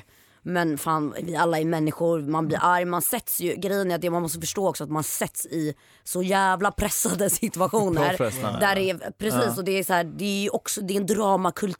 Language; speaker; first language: Swedish; native; Swedish